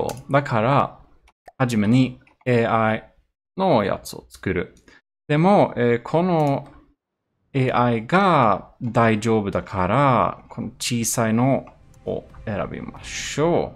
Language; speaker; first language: Japanese; non-native, learner; Swedish